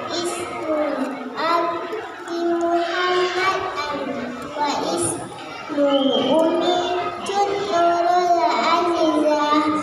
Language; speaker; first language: Arabic; non-native, learner; Indonesian